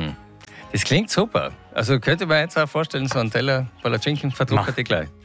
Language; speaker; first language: German; native; German